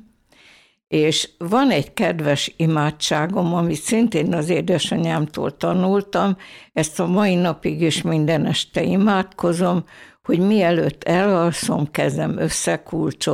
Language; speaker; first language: Hungarian; native; Hungarian